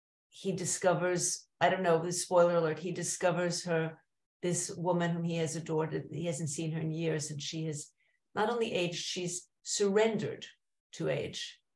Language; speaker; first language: English; native; English